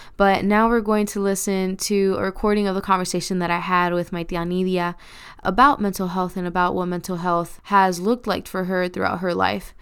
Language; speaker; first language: English; early bilingual, other home language; Spanish